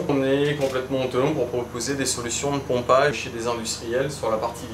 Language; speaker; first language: French; native; French